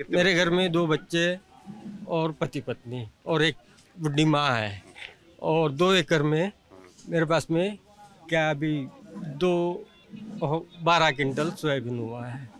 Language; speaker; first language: Hindi; non-native, local second language; Marathi